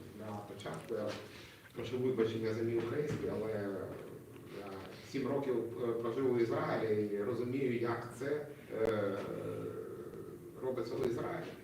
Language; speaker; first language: Ukrainian; non-native, local second language; Russian